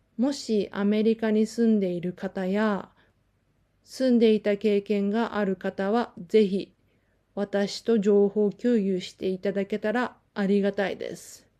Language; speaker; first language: Japanese; native; Japanese